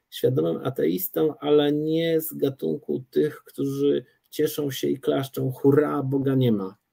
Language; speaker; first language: Polish; early bilingual, other home language; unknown